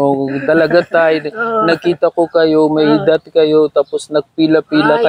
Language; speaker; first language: Filipino; non-native, learner; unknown